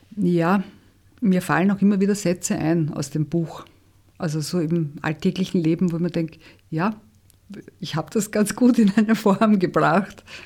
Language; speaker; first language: German; native; German